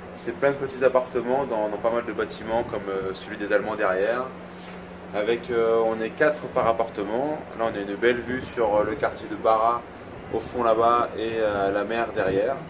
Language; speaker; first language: French; native; French